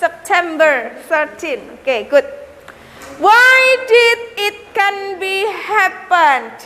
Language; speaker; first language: English; non-native, learner; Indonesian